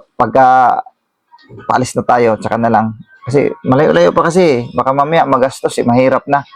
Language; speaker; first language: Filipino; non-native, local second language; Cebuano